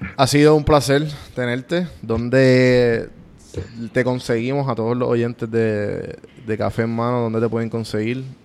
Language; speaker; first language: Spanish; native; Spanish